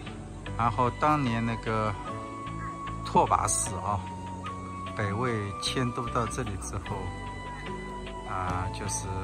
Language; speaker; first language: Chinese; native; Chinese